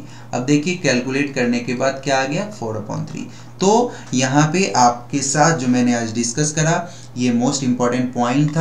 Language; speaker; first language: Hindi; native; Hindi